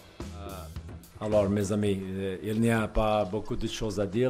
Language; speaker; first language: French; non-native, learner; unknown